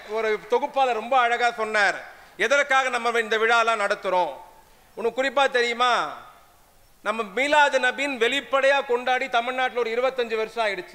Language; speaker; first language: Tamil; non-native, local second language; Urdu